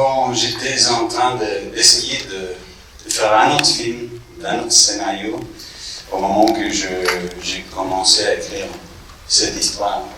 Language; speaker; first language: French; non-native, fluent; English